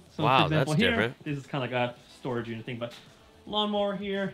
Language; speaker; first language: English; native; English